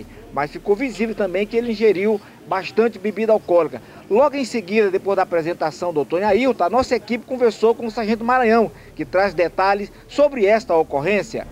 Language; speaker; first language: Portuguese; native; Portuguese